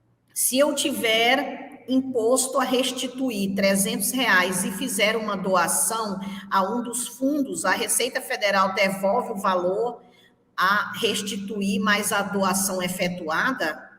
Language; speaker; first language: Portuguese; native; Portuguese